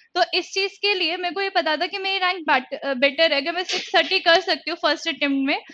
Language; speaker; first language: Hindi; native; Hindi